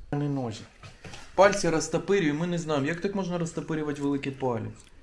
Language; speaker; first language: Ukrainian; non-native, local second language; Russian